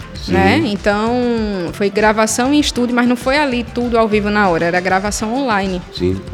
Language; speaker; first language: Portuguese; native; Portuguese